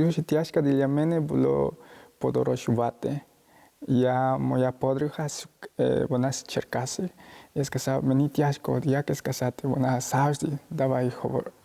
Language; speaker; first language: Ukrainian; non-native, learner; Spanish